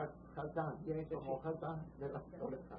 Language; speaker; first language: Spanish; early bilingual, heritage; Ladino